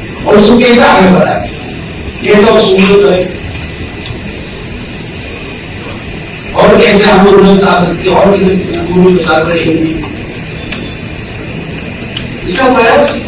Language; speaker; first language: Hindi; non-native, learner; Bangla